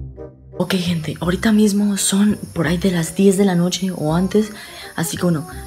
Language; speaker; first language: Spanish; native; Spanish